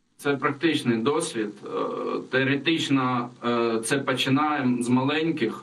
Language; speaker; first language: Ukrainian; non-native, local second language; Russian